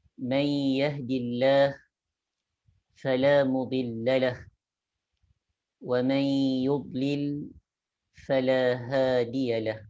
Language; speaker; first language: Arabic; non-native, fluent; Malay